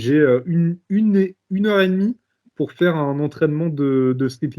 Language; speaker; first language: French; native; French